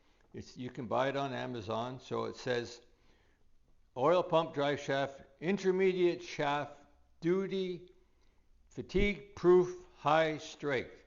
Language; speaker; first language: English; native; English